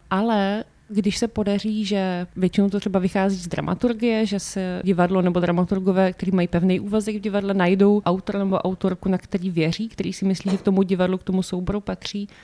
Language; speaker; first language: Czech; native; Czech